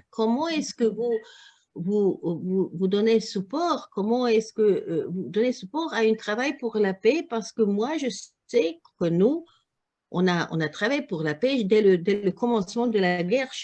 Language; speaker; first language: French; non-native, learner; Croatian